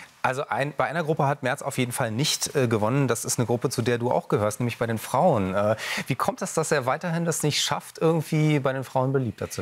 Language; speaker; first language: German; native; German